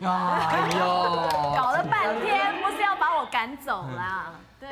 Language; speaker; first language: Chinese; native; Chinese